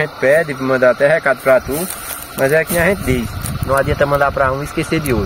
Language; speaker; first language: Portuguese; native; Portuguese